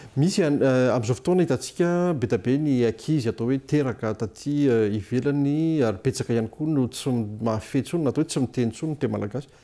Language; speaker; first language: Malagasy; native; Malagasy